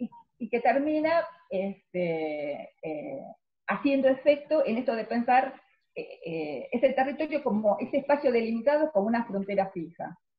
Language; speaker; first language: Spanish; native; Spanish